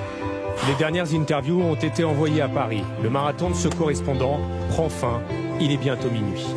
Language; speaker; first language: French; native; French